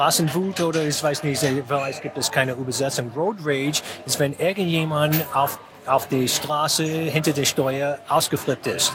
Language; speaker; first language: German; non-native, fluent; English